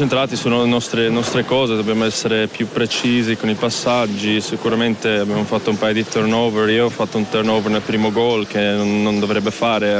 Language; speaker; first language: Italian; non-native, local second language; German